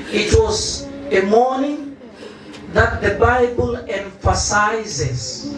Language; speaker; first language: English; non-native, local second language; Swahili